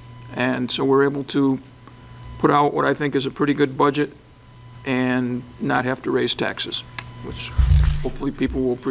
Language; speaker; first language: English; native; English